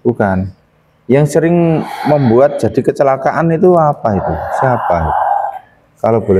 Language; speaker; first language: Indonesian; native; Indonesian